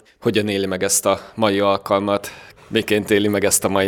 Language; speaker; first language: Hungarian; native; Hungarian